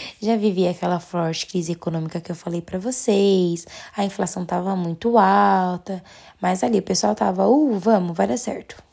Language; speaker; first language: Portuguese; native; Portuguese